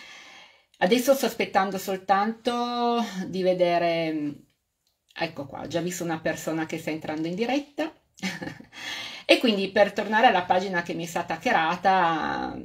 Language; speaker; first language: Italian; native; Italian